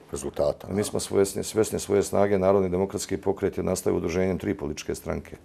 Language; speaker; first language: Serbian; native; Serbian